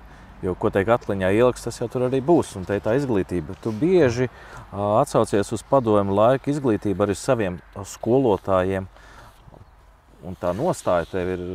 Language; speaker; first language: Latvian; native; Latvian